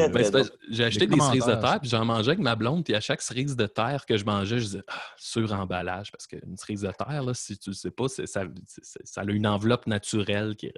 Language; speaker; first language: French; native; French